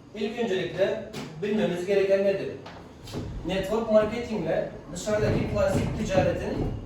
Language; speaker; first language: Turkish; non-native, fluent; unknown